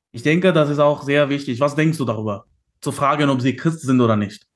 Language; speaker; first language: German; non-native, learner; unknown